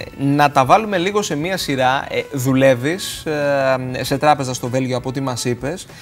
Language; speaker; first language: Greek; native; Greek